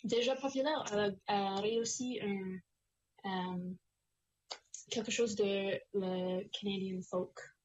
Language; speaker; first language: French; non-native, local second language; English